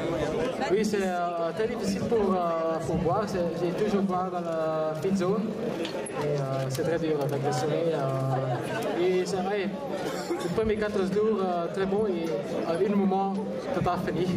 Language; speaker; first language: French; non-native, local second language; Dutch